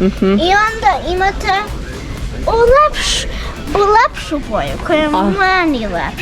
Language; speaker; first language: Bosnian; early bilingual, heritage; Serbian